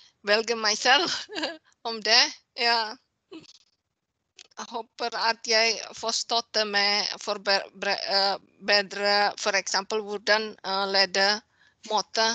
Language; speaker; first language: Norwegian; non-native, learner; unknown